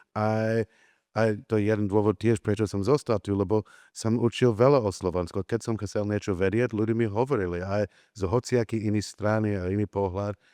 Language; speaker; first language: Slovak; non-native, learner; English